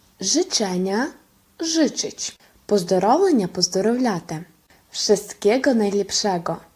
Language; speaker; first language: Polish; non-native, fluent; Ukrainian